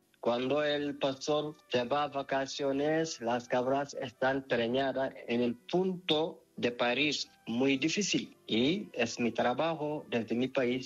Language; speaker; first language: Spanish; non-native, learner; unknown